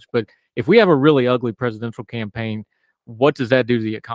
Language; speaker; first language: English; native; English